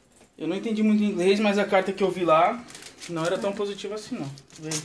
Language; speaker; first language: Portuguese; native; Portuguese